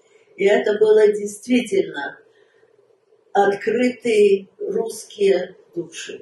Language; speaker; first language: Russian; early bilingual, heritage; Russian